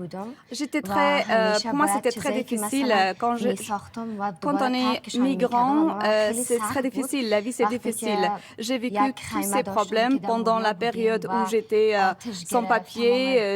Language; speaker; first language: French; non-native, learner; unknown